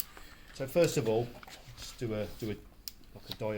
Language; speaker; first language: English; native; English